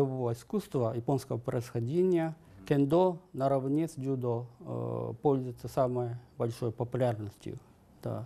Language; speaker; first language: Russian; non-native, fluent; Japanese